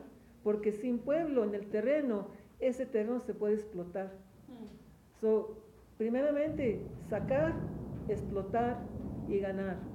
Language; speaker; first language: Spanish; early bilingual, heritage; English